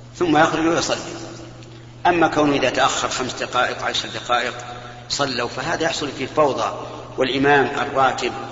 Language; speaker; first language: Arabic; native; Arabic